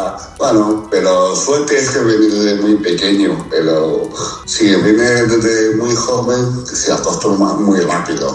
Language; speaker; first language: Spanish; non-native, fluent; Chinese